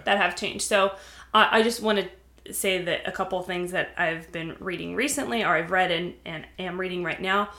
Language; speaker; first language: English; native; English